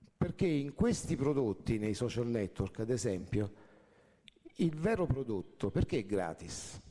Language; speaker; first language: Italian; native; Italian